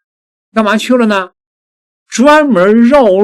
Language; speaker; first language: Chinese; native; Chinese